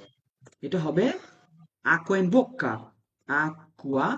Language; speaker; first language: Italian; non-native, fluent; Bangla